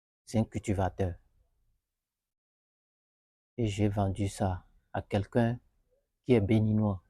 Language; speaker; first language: French; non-native, learner; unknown